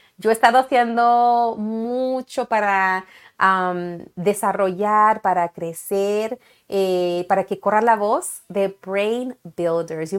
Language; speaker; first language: Spanish; early bilingual, heritage; Spanish